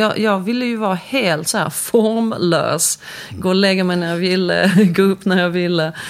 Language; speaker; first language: Swedish; early bilingual, other home language; Polish